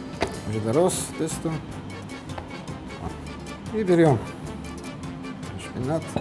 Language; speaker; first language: Polish; non-native, learner; Georgian